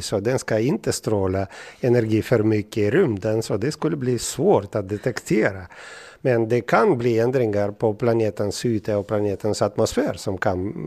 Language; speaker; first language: Swedish; non-native, fluent; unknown